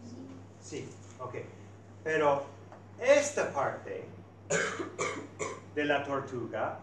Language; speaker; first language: Spanish; non-native, fluent; English